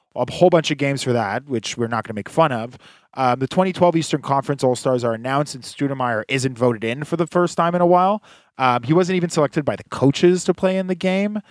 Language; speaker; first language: English; early bilingual, other home language; Hebrew